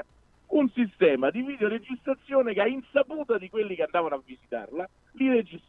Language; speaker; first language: Italian; native; Italian